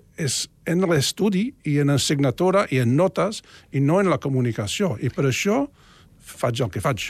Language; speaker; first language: Catalan; non-native, fluent; English